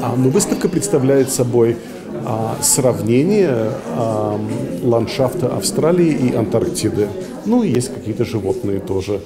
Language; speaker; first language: Russian; early bilingual, heritage; English